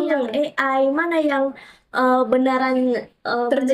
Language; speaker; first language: Indonesian; native; Indonesian